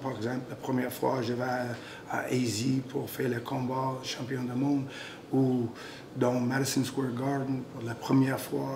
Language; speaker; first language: French; non-native, local second language; English